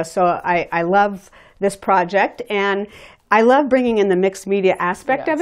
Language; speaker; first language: English; native; English